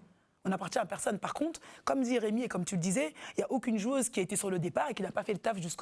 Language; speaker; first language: French; native; French